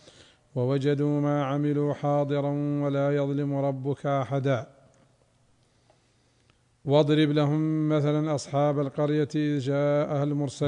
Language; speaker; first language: Arabic; native; Arabic